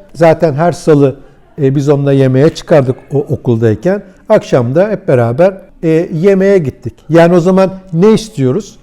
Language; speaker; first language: Turkish; early bilingual, heritage; Turkish